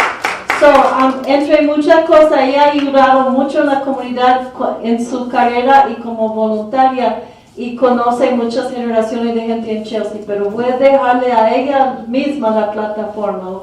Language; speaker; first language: Spanish; early bilingual, heritage; Spanish